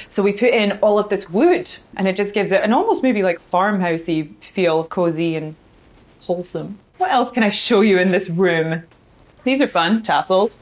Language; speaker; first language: English; native; English